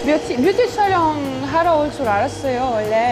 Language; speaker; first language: Korean; non-native, fluent; French